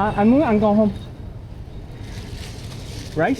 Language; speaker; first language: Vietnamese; non-native, learner; English